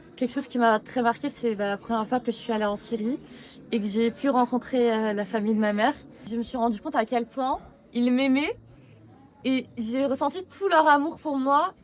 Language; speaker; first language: French; native; French